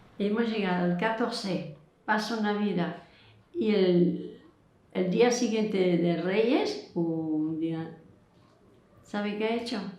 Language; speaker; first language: Spanish; non-native, fluent; French